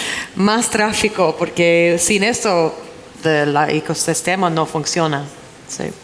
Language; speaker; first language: Spanish; non-native, fluent; English